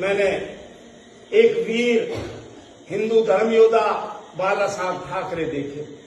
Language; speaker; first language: Hindi; native; Hindi